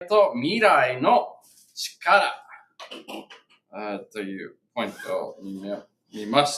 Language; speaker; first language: Japanese; non-native, fluent; English